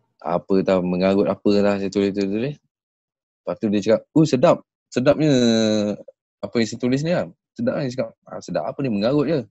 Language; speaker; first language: Malay; native; Malay